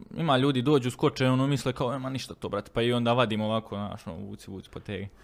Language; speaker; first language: Croatian; native; Croatian